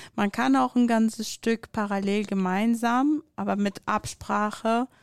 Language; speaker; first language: German; non-native, fluent; Persian